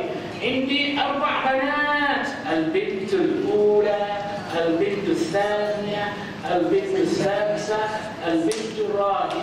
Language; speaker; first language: Arabic; non-native, fluent; Malay